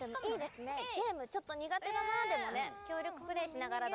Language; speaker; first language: Japanese; native; Japanese